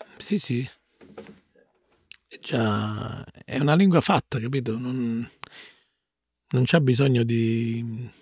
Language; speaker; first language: Italian; native; Italian